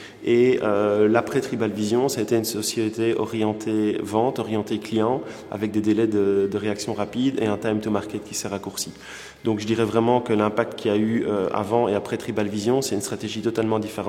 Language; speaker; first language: French; native; French